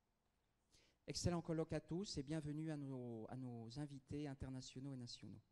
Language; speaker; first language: French; native; French